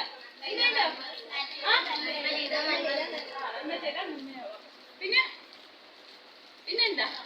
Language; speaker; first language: Malayalam; non-native, local second language; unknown